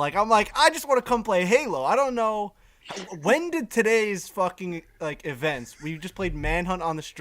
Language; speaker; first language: English; native; English